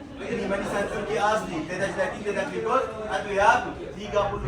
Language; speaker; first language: Indonesian; non-native, learner; Turkish